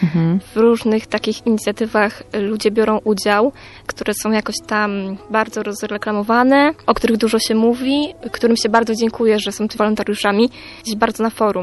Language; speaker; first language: Polish; native; Polish